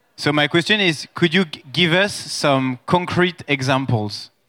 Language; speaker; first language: English; non-native, fluent; French